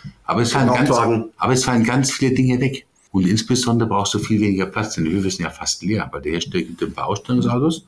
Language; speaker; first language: German; native; German